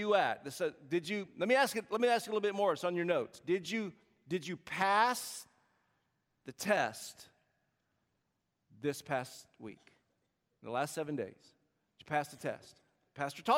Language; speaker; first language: English; native; English